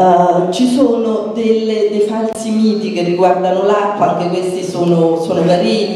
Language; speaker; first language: Italian; native; Italian